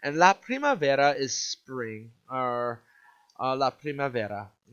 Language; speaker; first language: Spanish; non-native, learner; English